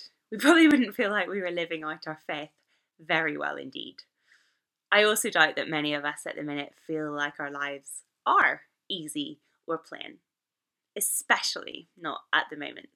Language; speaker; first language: English; native; English